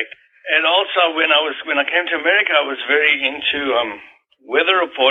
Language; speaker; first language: English; native; English